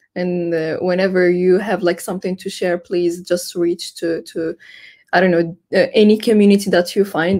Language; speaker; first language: English; non-native, fluent; Arabic